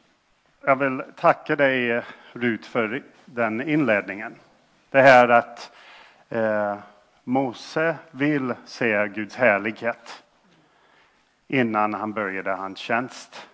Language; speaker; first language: Swedish; non-native, fluent; English